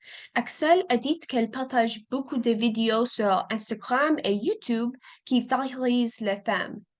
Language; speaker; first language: French; non-native, learner; English